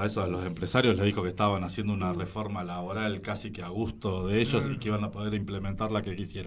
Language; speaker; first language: Spanish; native; Spanish